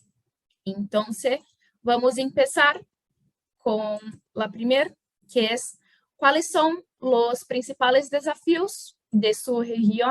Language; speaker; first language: Spanish; non-native, fluent; Portuguese